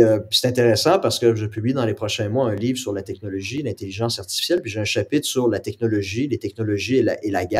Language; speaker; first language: French; native; French